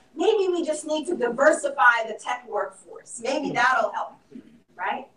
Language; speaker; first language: English; native; English